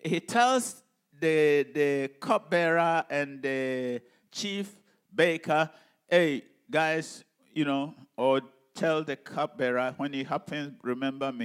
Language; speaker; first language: English; non-native, local second language; Hausa